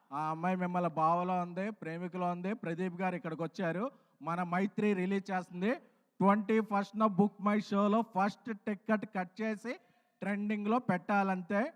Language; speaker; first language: Telugu; native; Telugu